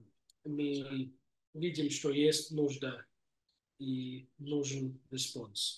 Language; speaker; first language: Russian; non-native, fluent; English